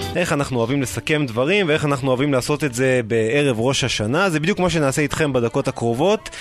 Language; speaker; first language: Hebrew; native; Hebrew